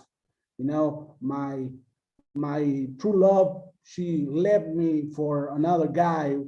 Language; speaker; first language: English; non-native, learner; Spanish